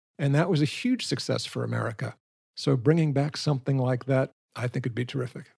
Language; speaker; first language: English; native; English